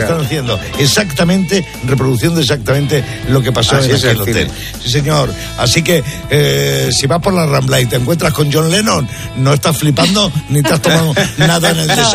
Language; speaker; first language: Spanish; native; Spanish